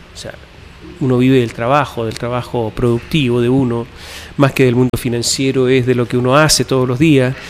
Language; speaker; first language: Spanish; native; Spanish